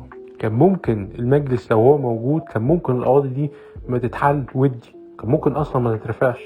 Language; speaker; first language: Arabic; native; Arabic